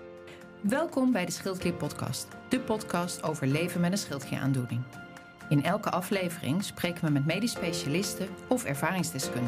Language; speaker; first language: Dutch; native; Dutch